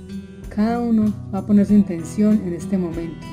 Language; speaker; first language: Spanish; native; Spanish